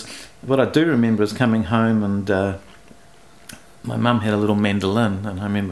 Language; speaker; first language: English; non-native, local second language; Greek